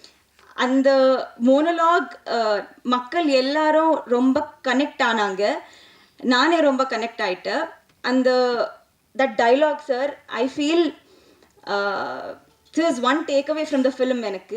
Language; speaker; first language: Tamil; non-native, learner; Telugu